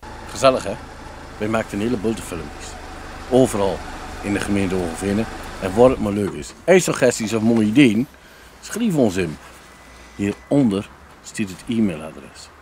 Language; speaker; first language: Dutch; native; Dutch